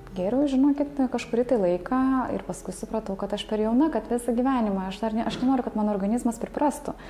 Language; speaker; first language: Lithuanian; native; Lithuanian